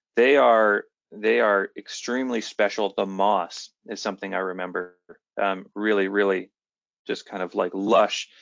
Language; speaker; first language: English; native; English